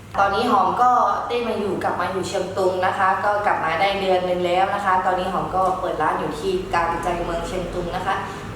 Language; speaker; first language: Thai; early bilingual, other home language; Shan